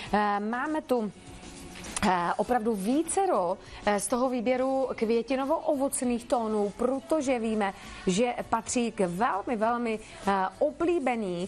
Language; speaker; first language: Czech; native; Czech